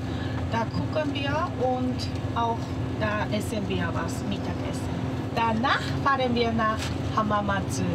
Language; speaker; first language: German; non-native, fluent; Japanese